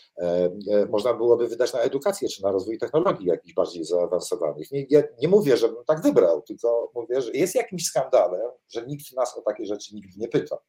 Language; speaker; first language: Polish; native; Polish